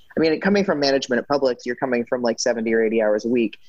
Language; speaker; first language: English; native; English